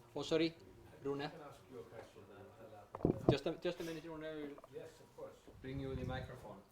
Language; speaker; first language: English; non-native, fluent; Icelandic